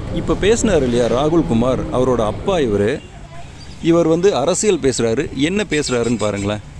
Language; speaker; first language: Tamil; native; Tamil